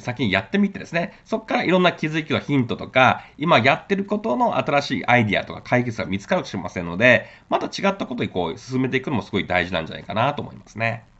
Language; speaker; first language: Japanese; native; Japanese